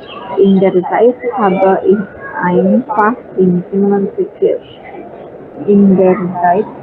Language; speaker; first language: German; non-native, learner; Indonesian